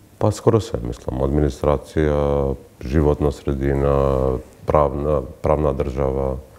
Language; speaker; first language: Macedonian; non-native, local second language; Albanian